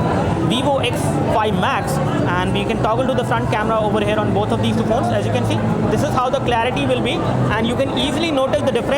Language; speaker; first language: English; non-native, local second language; Hindi